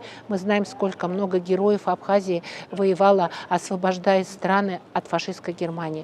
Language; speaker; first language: Russian; native; Russian